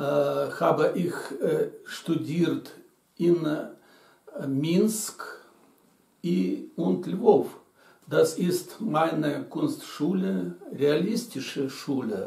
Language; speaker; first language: German; non-native, learner; Russian